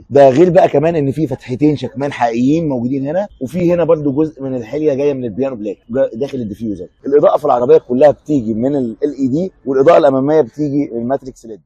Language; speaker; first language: Arabic; native; Arabic